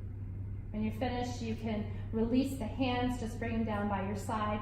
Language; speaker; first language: English; native; English